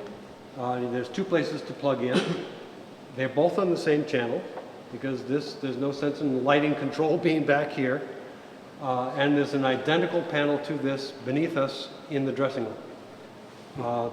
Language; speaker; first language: English; native; English